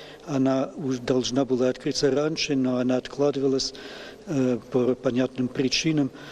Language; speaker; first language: Russian; non-native, fluent; French